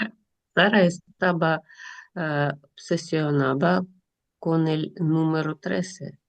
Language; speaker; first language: Spanish; non-native, learner; Russian